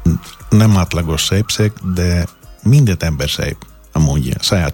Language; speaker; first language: Hungarian; non-native, learner; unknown